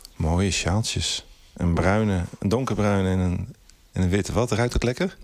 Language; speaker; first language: Dutch; native; Dutch